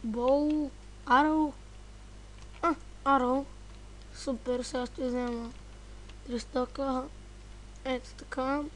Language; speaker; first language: Bulgarian; native; Bulgarian